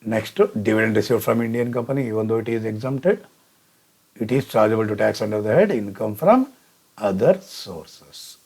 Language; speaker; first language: English; non-native, local second language; Kannada